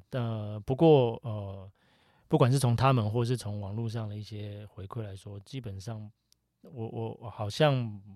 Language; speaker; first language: Chinese; native; Chinese